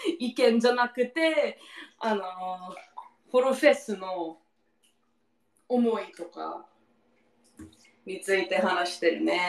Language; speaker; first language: Japanese; non-native, learner; English